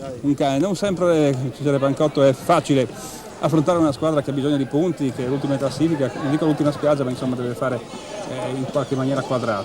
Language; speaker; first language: Italian; native; Italian